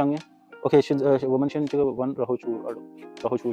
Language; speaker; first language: Chinese; non-native, learner; Urdu